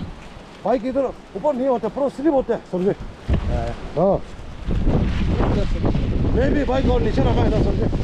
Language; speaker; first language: Hindi; non-native, local second language; Tibetan